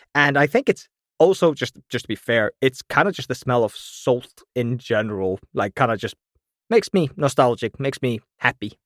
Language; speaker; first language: English; native; English